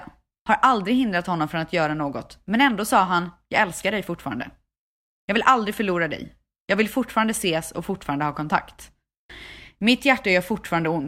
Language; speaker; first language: Swedish; native; Swedish